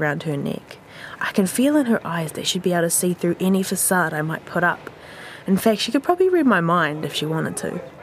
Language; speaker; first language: English; native; English